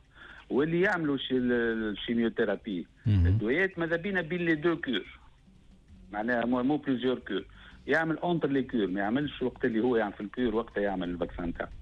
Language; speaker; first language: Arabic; native; Arabic